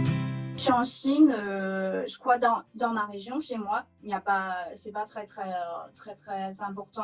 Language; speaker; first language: French; non-native, fluent; Chinese